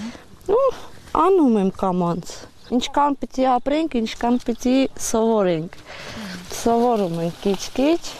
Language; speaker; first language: Armenian; non-native, learner; Russian